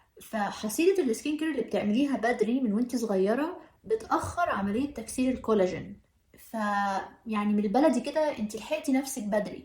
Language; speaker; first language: Arabic; native; Arabic